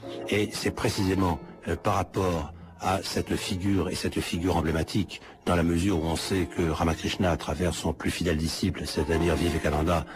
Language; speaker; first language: French; native; French